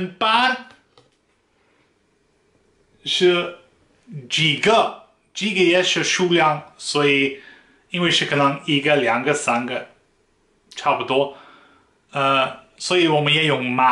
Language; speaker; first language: Chinese; non-native, fluent; Dutch